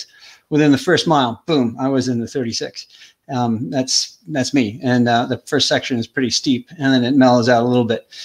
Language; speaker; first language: English; native; English